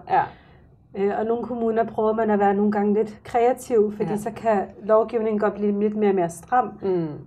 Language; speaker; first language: Danish; early bilingual, other home language; Arabic